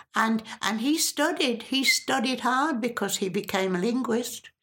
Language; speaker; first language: English; native; English